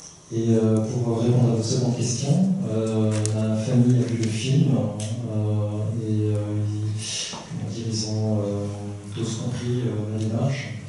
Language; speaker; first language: French; early bilingual, other home language; Korean